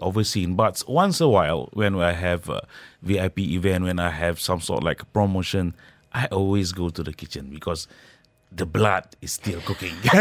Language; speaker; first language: English; non-native, local second language; Malay